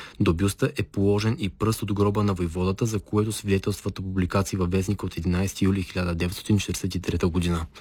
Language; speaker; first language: Bulgarian; native; Bulgarian